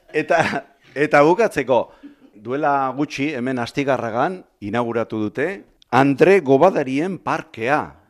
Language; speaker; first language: Basque; native; Basque